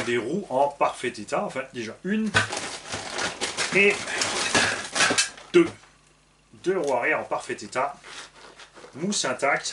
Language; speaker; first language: French; native; French